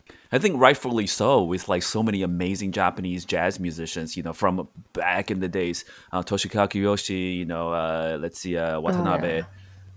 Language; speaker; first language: English; non-native, fluent; Chinese